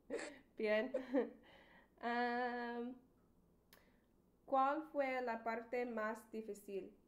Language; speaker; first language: Spanish; non-native, learner; English